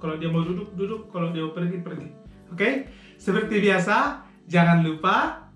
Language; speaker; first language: Indonesian; native; Indonesian